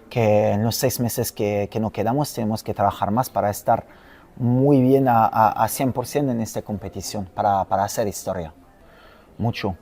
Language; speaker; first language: Spanish; non-native, fluent; French